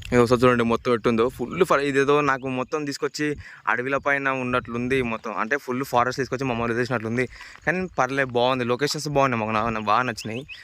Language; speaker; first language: Telugu; native; Telugu